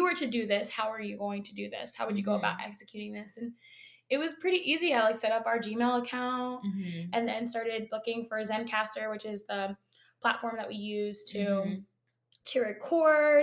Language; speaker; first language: English; native; English